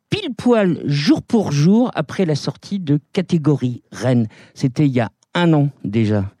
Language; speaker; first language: French; native; French